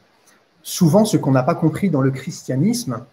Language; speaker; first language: French; native; French